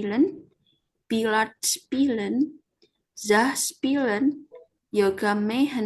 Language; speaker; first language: German; non-native, learner; Indonesian